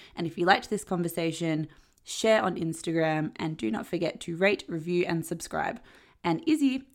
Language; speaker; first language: English; native; English